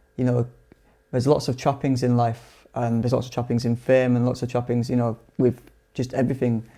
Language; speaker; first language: English; native; English